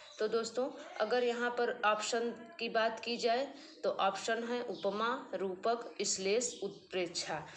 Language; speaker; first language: Hindi; native; Hindi